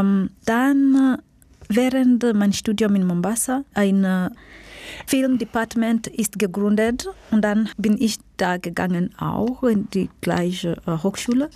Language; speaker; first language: German; non-native, fluent; Swahili